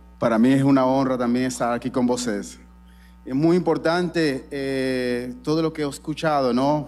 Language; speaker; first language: Portuguese; non-native, learner; Spanish